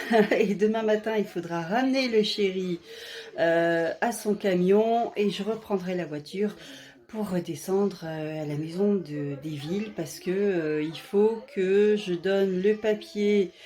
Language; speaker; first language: French; native; French